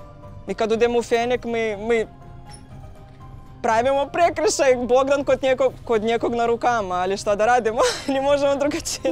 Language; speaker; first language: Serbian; non-native, learner; Russian